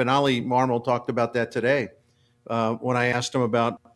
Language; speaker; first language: English; native; English